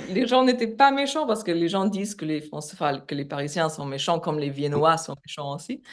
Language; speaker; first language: French; non-native, fluent; Polish